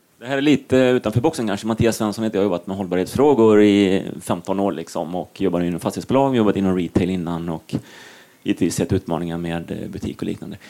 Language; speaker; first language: Swedish; early bilingual, other home language; Finnish